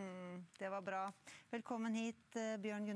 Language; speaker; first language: Norwegian; native; Norwegian